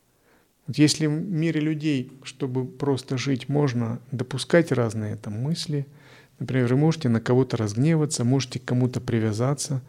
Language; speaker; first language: Russian; native; Russian